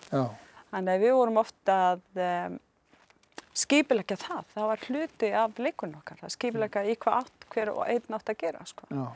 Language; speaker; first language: Icelandic; non-native, fluent; Arabic